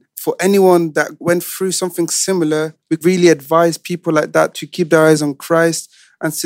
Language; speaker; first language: English; non-native, fluent; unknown